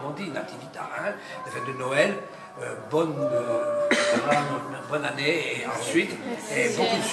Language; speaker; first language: French; native; French